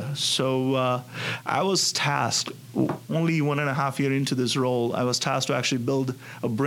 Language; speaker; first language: English; non-native, local second language; Gujarati